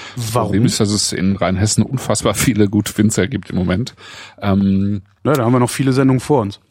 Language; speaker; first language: German; native; German